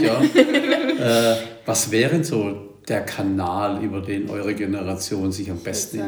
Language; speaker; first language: German; native; German